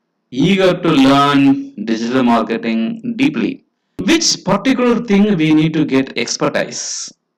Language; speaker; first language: English; non-native, local second language; Tamil